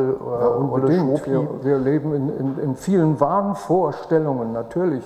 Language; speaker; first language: German; native; German